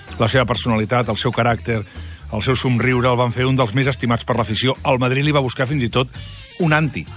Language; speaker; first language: Catalan; native; Catalan